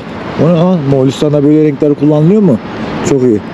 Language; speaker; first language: Turkish; native; Turkish